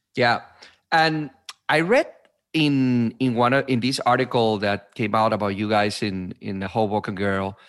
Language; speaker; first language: English; non-native, fluent; Spanish